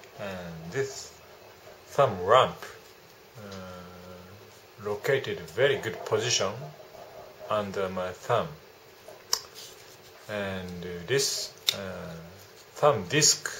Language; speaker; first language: English; non-native, learner; Japanese